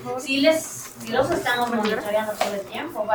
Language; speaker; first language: Spanish; native; Spanish